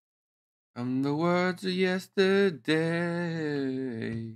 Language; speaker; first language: English; native; English